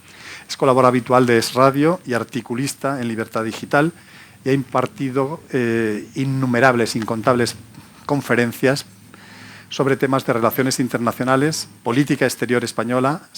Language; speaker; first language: Spanish; native; Spanish